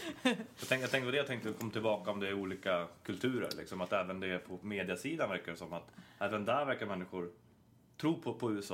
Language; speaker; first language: Swedish; native; Swedish